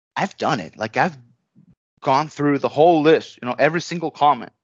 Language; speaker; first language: English; non-native, fluent; Spanish